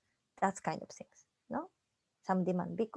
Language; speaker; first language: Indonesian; non-native, fluent; Japanese